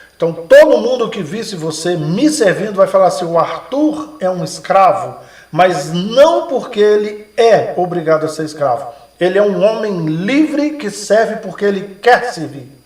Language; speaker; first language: Portuguese; native; Portuguese